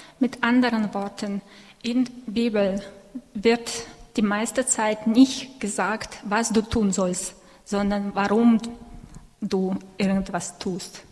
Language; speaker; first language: German; non-native, fluent; Russian